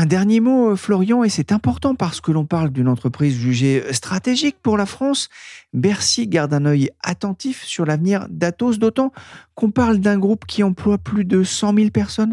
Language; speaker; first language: French; native; French